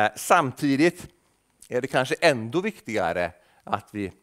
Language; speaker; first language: Swedish; native; Swedish